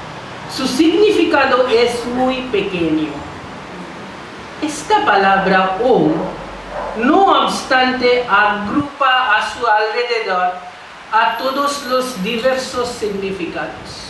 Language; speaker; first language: Spanish; non-native, fluent; Bangla